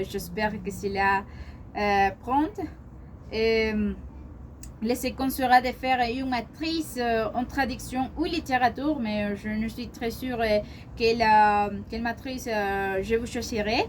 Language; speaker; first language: French; non-native, learner; Spanish